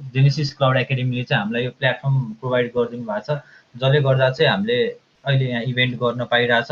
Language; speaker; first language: Nepali; native; Nepali